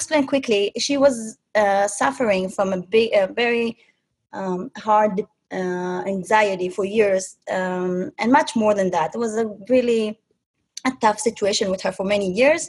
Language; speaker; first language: English; non-native, fluent; Hebrew